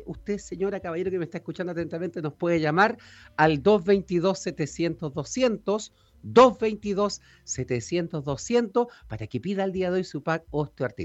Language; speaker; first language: Spanish; native; Spanish